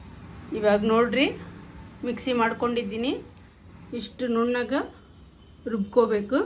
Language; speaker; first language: Kannada; native; Kannada